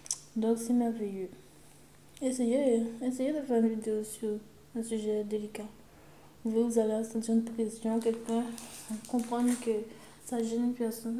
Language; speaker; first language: French; native; French